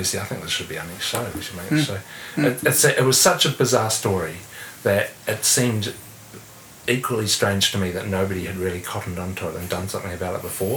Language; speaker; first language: English; native; English